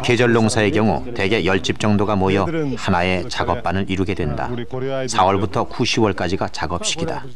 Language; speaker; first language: Korean; native; Korean